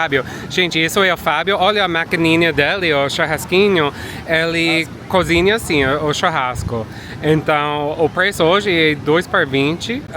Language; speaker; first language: Portuguese; non-native, fluent; English